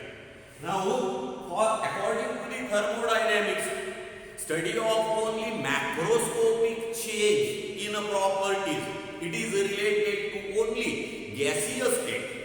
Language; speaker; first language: English; non-native, local second language; Marathi